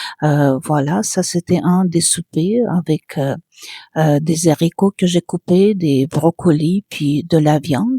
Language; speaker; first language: French; non-native, fluent; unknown